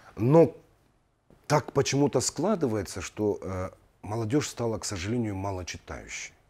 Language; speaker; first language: Russian; non-native, local second language; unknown